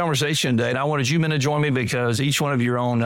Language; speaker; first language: English; native; English